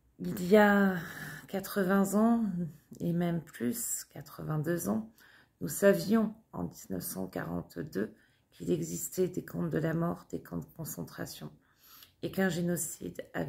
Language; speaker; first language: French; native; French